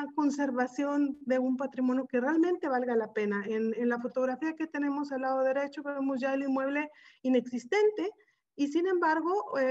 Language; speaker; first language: Spanish; native; Spanish